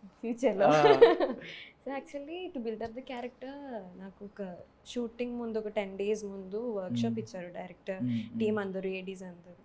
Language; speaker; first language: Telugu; non-native, learner; Malayalam